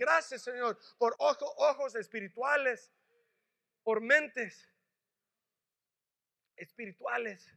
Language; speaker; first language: Spanish; early bilingual, heritage; English